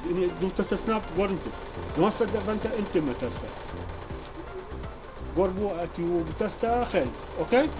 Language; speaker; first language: Swedish; non-native, learner; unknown